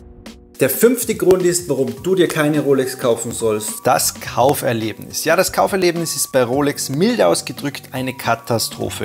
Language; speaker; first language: German; native; German